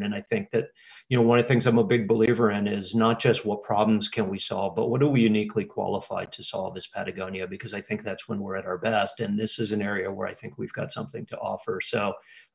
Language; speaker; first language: English; native; English